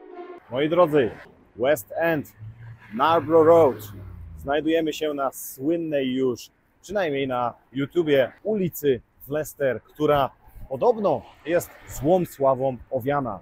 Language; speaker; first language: Polish; native; Polish